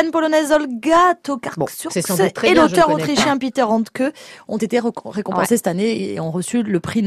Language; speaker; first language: French; native; French